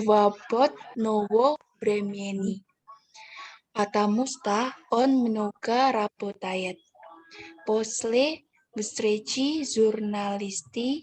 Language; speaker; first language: Russian; non-native, learner; Indonesian